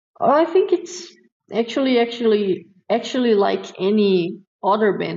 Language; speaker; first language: English; non-native, fluent; Portuguese